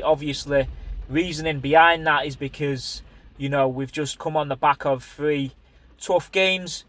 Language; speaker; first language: English; native; English